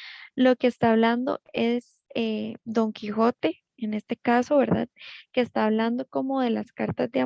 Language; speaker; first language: Spanish; native; Spanish